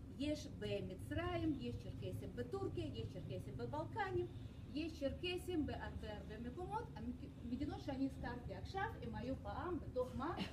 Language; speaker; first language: Hebrew; non-native, fluent; Russian